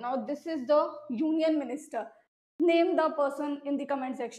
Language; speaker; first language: English; non-native, local second language; Hindi